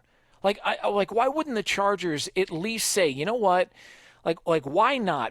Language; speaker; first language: English; native; English